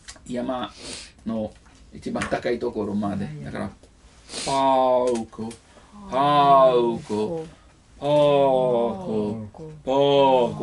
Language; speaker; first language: Japanese; non-native, learner; Italian